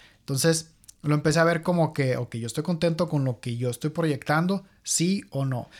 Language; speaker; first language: Spanish; native; Spanish